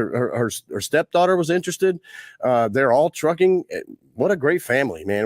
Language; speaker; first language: English; native; English